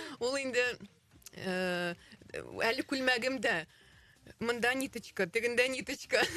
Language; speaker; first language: Tatar; non-native, local second language; Russian